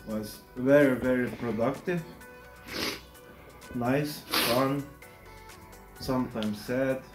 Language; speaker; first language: English; non-native, learner; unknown